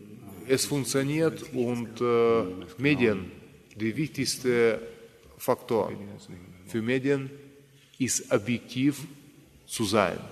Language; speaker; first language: German; non-native, fluent; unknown